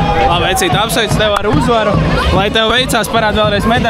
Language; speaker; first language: Latvian; native; Latvian